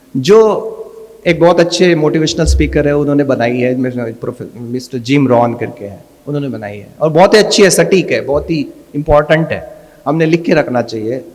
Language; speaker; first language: Hindi; non-native, local second language; Marathi